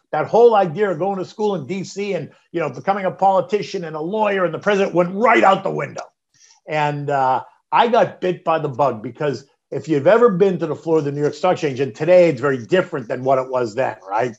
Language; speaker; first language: English; native; English